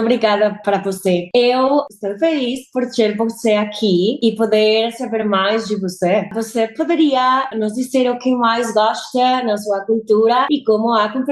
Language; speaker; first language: Portuguese; non-native, learner; Spanish